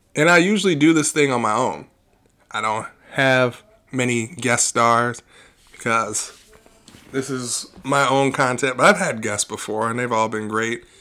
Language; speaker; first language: English; native; English